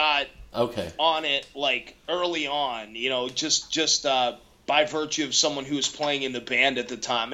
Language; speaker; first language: English; native; English